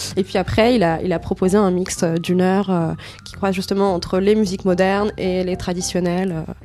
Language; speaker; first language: French; non-native, local second language; Arabic